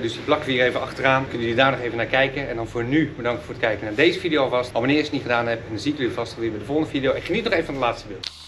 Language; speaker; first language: Dutch; native; Dutch